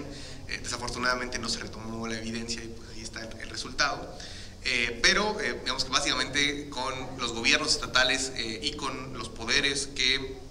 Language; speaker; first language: Spanish; native; Spanish